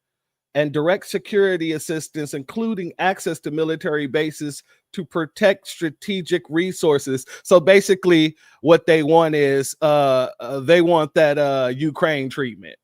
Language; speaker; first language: English; native; English